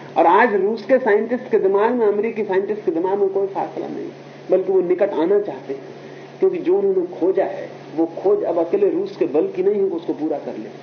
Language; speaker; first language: Hindi; native; Hindi